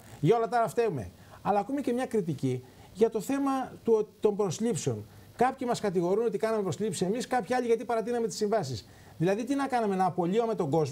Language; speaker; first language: Greek; native; Greek